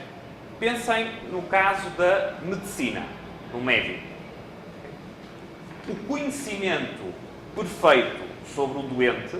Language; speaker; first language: Portuguese; native; Portuguese